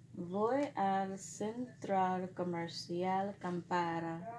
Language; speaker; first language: Spanish; non-native, learner; English